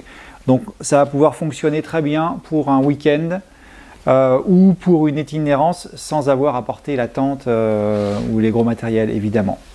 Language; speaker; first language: French; native; French